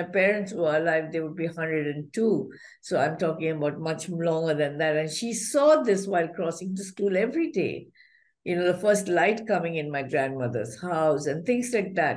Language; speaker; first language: English; non-native, local second language; Malayalam